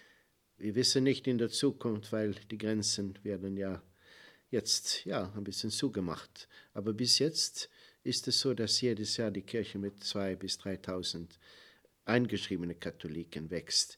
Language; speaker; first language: German; non-native, fluent; Swedish